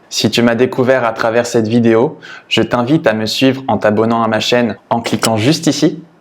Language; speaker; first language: French; native; French